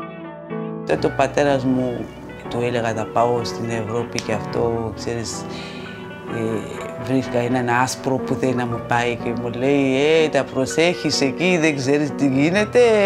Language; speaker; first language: Greek; non-native, fluent; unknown